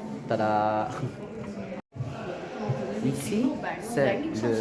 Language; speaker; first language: French; non-native, learner; Dutch